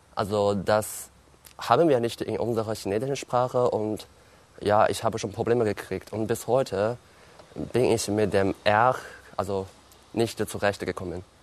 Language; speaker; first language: German; non-native, fluent; Chinese